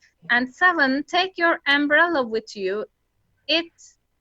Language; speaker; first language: English; non-native, fluent; Turkish